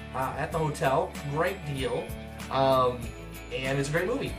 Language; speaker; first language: English; native; English